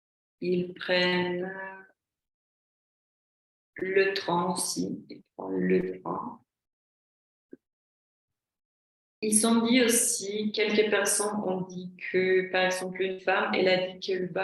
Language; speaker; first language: French; non-native, fluent; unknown